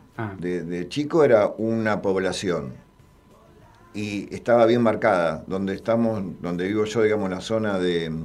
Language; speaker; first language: Spanish; native; Spanish